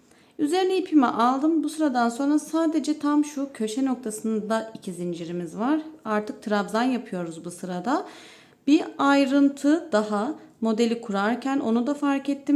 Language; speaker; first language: Turkish; native; Turkish